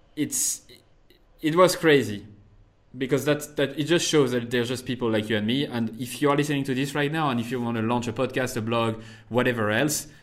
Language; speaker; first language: English; non-native, fluent; French